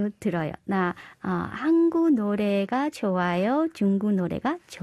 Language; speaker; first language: Korean; non-native, fluent; Chinese